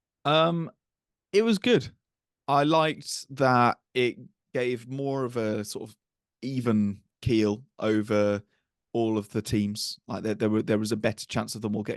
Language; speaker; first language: English; native; English